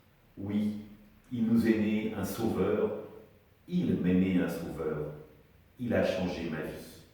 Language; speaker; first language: French; native; French